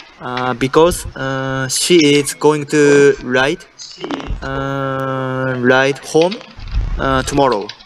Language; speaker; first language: English; non-native, learner; Japanese